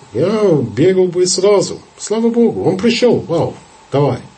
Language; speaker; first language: Russian; non-native, fluent; English